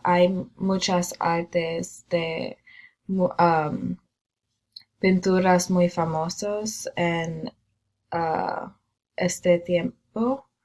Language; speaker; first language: Spanish; non-native, learner; English